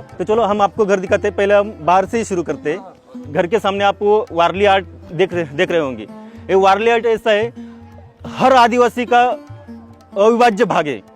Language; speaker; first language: Hindi; non-native, local second language; Kukna